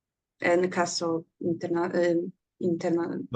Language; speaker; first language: Spanish; non-native, learner; Polish